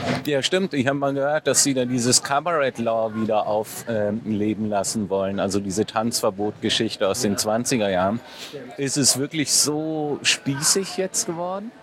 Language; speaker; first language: German; native; German